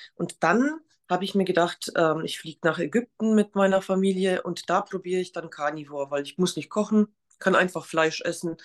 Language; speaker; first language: German; non-native, fluent; Polish